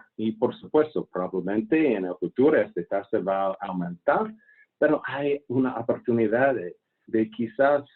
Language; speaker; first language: Spanish; non-native, fluent; English